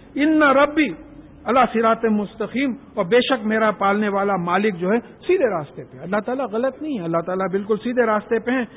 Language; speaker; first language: Urdu; native; Urdu